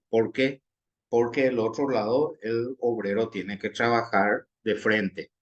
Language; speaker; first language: Spanish; native; Spanish